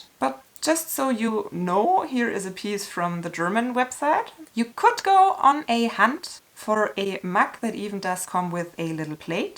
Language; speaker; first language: English; non-native, fluent; German